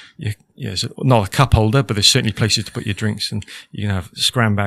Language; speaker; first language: English; native; English